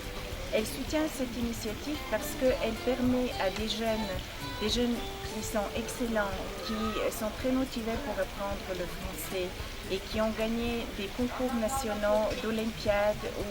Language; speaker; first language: French; non-native, fluent; Bulgarian